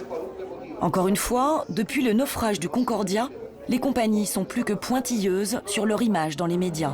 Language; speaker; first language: French; native; French